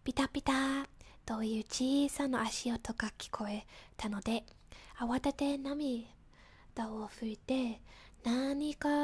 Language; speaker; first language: Japanese; non-native, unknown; English